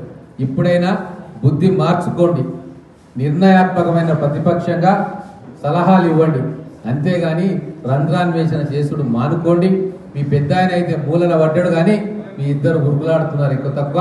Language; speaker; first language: Telugu; native; Telugu